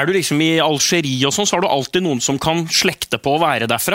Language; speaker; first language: Norwegian; native; Norwegian